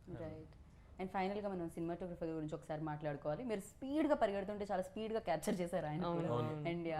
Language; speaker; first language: Telugu; native; Telugu